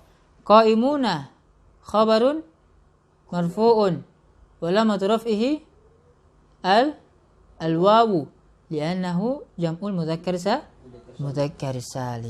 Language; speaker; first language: Arabic; non-native, fluent; Indonesian